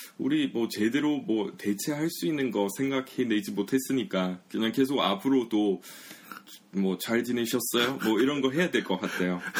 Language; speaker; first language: Korean; early bilingual, heritage; English